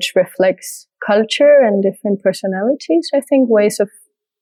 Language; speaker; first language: English; non-native, fluent; French